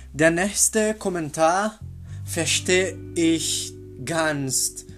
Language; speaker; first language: German; non-native, learner; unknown